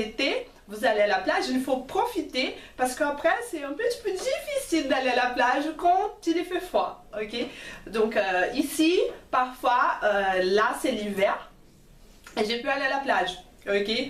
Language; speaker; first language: French; non-native, fluent; Portuguese